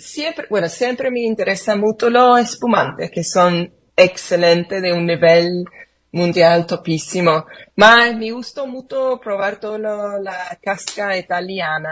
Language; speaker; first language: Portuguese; non-native, fluent; English